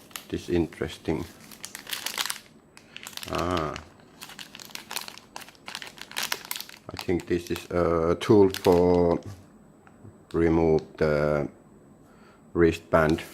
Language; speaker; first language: English; non-native, learner; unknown